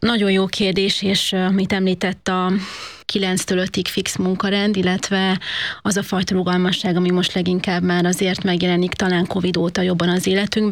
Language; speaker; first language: Hungarian; native; Hungarian